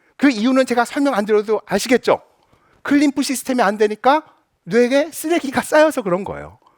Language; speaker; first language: Korean; native; Korean